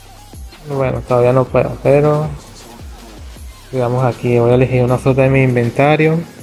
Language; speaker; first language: Spanish; non-native, fluent; Portuguese